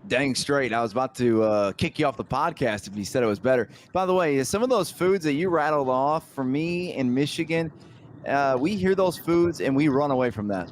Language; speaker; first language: English; native; English